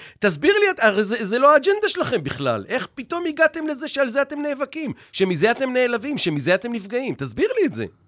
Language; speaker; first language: Hebrew; native; Hebrew